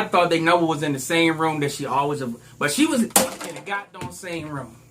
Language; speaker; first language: English; native; English